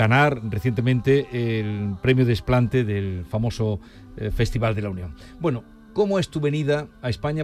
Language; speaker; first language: Spanish; native; Spanish